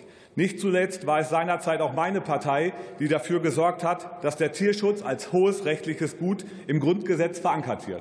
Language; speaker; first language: German; native; German